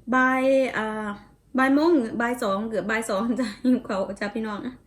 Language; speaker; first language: Thai; non-native, local second language; Northeastern Thai